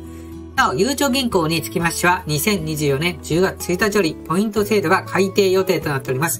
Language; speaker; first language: Japanese; native; Japanese